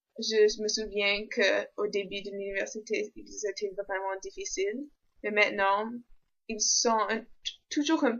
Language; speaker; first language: French; non-native, local second language; English